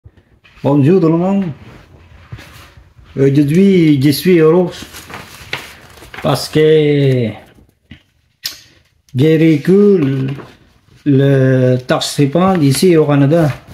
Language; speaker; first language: French; non-native, learner; Filipino